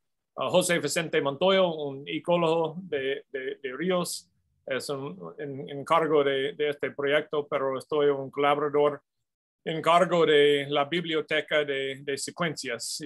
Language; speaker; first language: Spanish; non-native, fluent; English